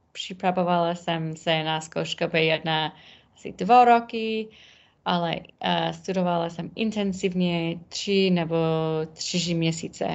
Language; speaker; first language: Czech; non-native, learner; English